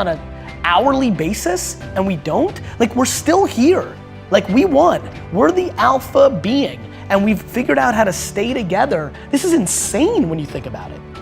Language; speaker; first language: English; early bilingual, other home language; Russian